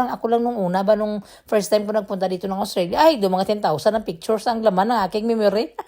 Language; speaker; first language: Filipino; non-native, local second language; Cebuano